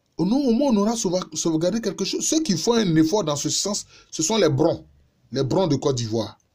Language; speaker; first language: French; non-native, local second language; Baoulé